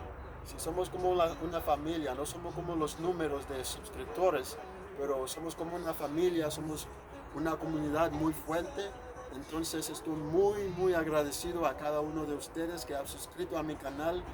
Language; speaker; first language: Spanish; non-native, fluent; Haitian Creole